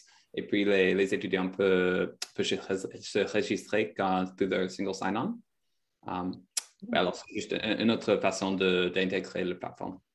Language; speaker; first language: French; non-native, fluent; English